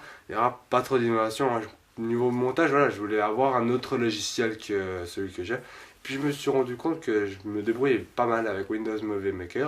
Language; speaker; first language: French; native; French